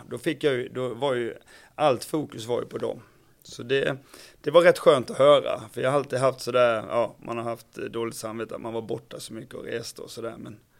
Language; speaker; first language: Swedish; native; Swedish